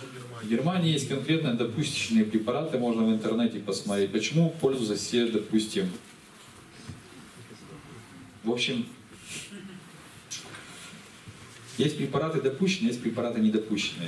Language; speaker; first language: Russian; native; Russian